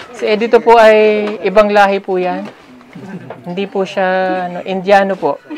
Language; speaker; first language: Filipino; native; Filipino